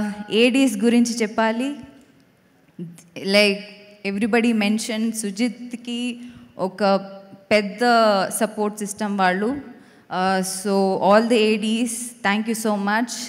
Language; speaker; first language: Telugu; non-native, learner; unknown